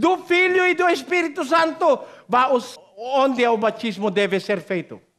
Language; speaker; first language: Portuguese; non-native, learner; Filipino